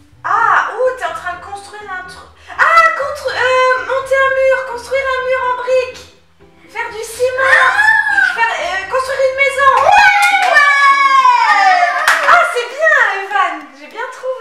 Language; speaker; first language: French; native; French